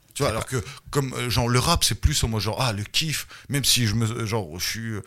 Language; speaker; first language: French; early bilingual, other home language; Russian